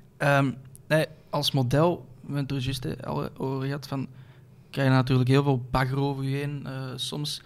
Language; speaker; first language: Dutch; native; Dutch